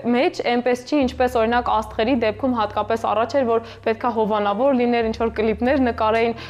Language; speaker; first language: Armenian; native; Armenian